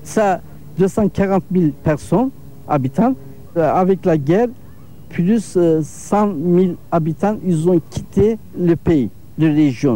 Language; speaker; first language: French; non-native, learner; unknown